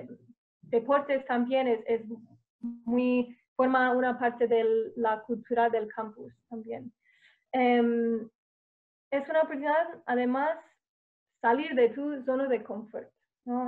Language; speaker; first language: Spanish; non-native, fluent; English